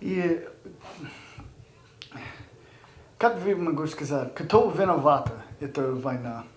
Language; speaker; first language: Russian; non-native, learner; English